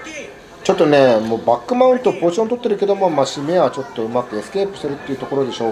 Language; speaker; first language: Japanese; native; Japanese